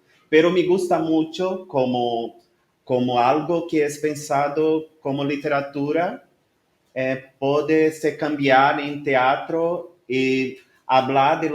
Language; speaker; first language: Spanish; non-native, learner; Portuguese